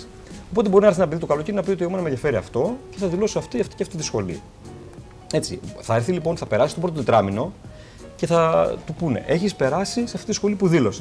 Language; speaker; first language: Greek; native; Greek